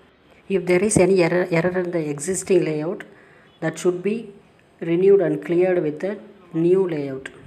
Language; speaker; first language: English; non-native, local second language; Tamil